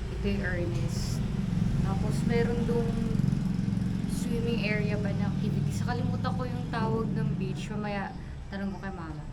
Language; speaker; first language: Filipino; native; Filipino